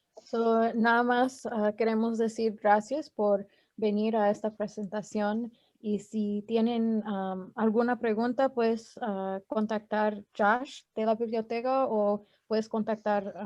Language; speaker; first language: Spanish; non-native, learner; English